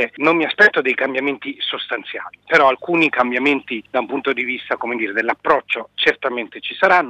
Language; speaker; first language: Italian; native; Italian